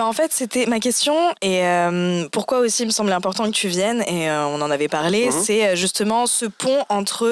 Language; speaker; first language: French; early bilingual, other home language; Spanish